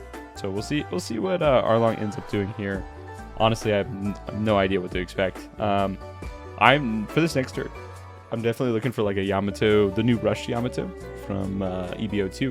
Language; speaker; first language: English; native; English